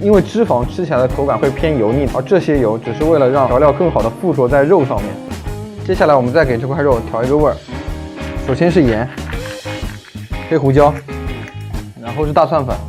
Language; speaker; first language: Chinese; native; Chinese